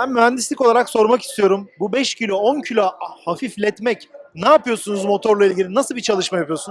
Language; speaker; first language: Turkish; native; Turkish